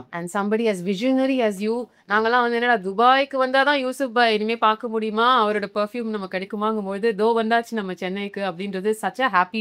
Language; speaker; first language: Tamil; native; Tamil